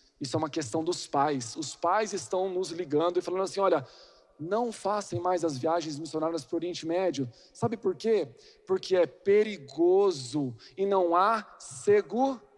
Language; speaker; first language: Portuguese; native; Portuguese